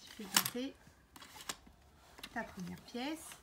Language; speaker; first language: French; native; French